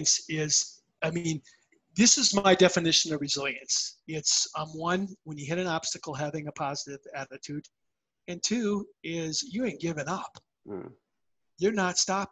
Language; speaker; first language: English; native; English